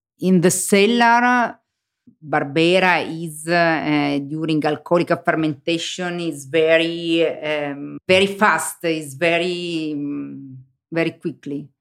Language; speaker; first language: English; non-native, learner; Italian